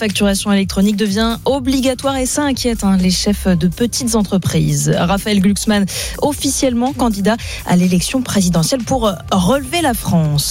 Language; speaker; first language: French; native; French